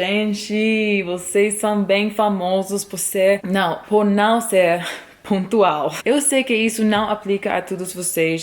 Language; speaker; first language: Portuguese; non-native, fluent; English